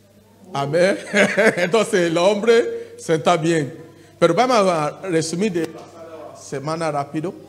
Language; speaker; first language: Spanish; non-native, learner; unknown